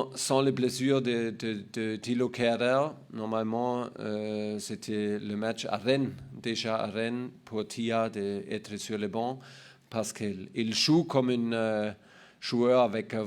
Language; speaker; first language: French; non-native, learner; German